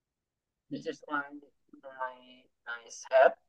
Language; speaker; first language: English; non-native, learner; Indonesian